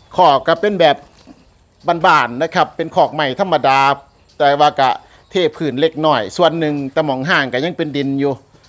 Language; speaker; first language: Thai; native; Thai